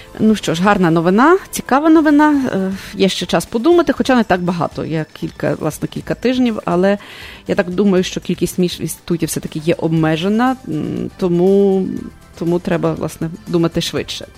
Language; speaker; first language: Ukrainian; native; Ukrainian